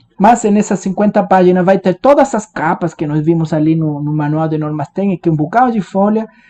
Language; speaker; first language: Portuguese; non-native, fluent; Spanish